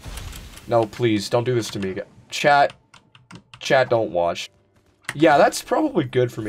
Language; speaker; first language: English; native; English